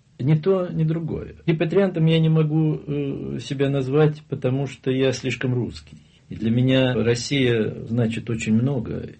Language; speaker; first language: Russian; non-native, local second language; German